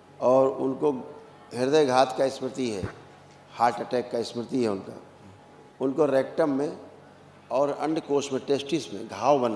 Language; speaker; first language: Hindi; native; Hindi